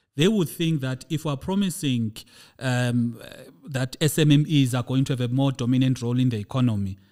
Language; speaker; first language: English; non-native, local second language; Xhosa